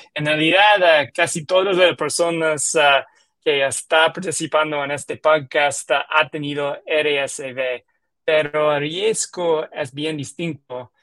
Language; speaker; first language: Spanish; non-native, learner; English